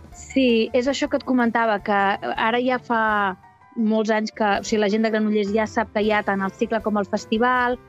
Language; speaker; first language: Catalan; native; Catalan